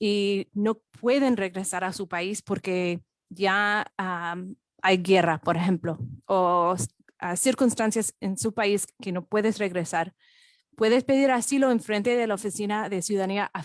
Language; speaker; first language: Spanish; non-native, fluent; English